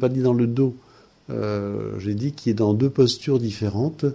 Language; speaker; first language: French; native; French